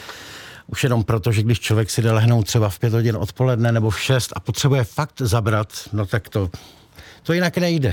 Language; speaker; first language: Czech; native; Czech